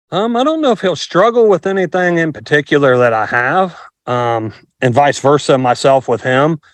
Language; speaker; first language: English; native; English